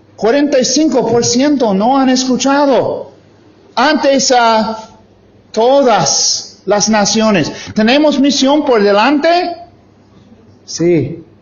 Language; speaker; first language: Spanish; non-native, fluent; English